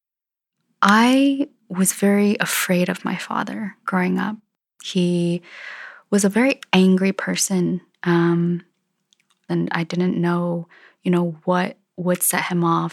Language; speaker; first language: English; native; English